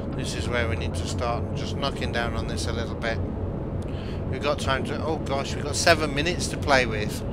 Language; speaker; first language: English; native; English